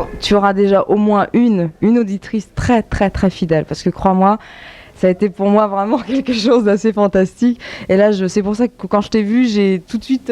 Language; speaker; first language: French; native; French